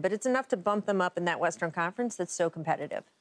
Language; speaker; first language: English; native; English